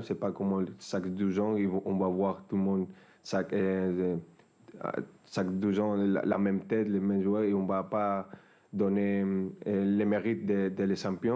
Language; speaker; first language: French; non-native, fluent; Spanish